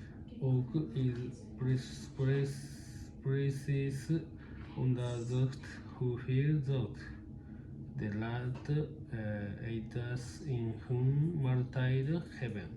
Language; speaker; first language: Dutch; non-native, learner; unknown